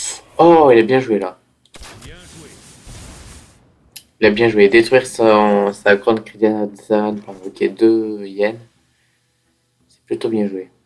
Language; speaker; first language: French; native; French